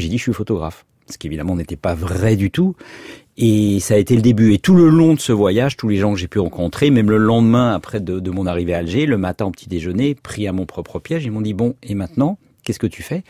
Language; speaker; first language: French; native; French